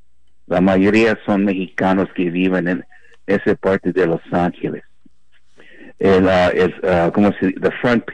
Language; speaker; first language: Spanish; non-native, fluent; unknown